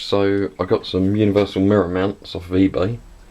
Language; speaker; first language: English; native; English